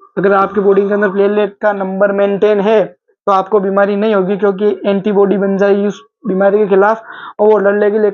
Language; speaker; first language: Hindi; native; Hindi